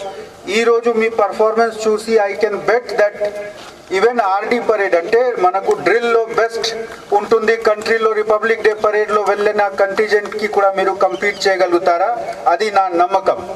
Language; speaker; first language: Telugu; non-native, learner; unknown